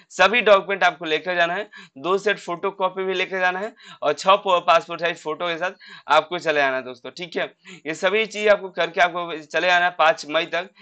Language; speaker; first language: Hindi; native; Hindi